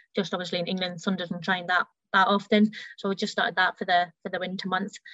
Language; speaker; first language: English; early bilingual, heritage; German